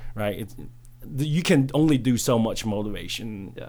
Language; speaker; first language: English; early bilingual, other home language; Chinese